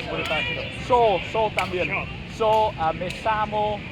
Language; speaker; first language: Spanish; non-native, learner; Vietnamese